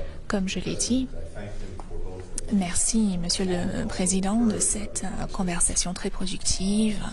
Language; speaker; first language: French; non-native, fluent; English